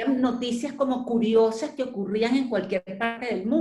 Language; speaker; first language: Spanish; native; Spanish